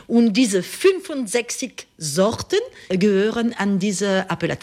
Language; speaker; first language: German; non-native, learner; French